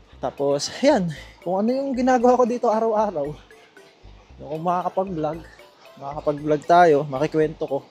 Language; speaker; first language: Filipino; native; Filipino